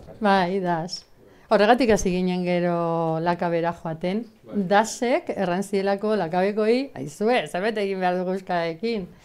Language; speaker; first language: Basque; non-native, local second language; Spanish